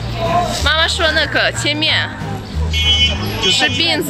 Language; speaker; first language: Chinese; non-native, learner; Russian